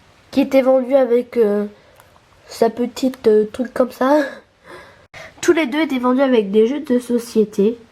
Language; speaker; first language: French; native; French